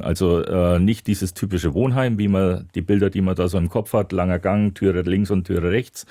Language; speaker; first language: German; native; German